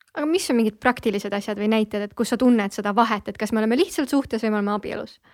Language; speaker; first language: Estonian; native; Estonian